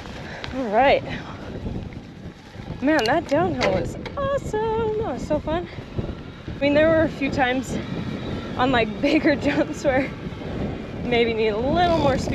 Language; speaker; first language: English; native; English